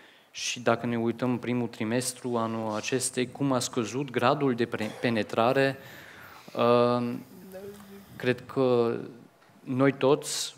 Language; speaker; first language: Romanian; non-native, fluent; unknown